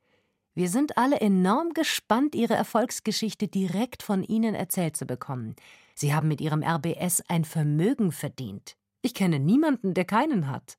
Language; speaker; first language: German; native; German